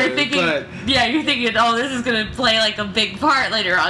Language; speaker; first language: English; native; English